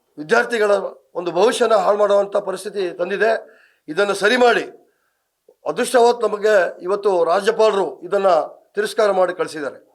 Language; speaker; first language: Kannada; non-native, local second language; Lambadi